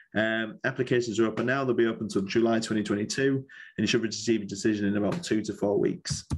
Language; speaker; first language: English; native; English